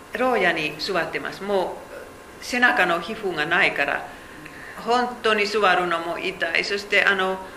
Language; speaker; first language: Japanese; non-native, fluent; Finnish